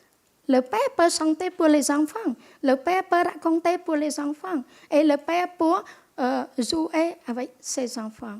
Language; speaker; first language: French; non-native, local second language; Khmer